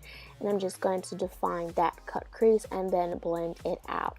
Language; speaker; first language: English; native; English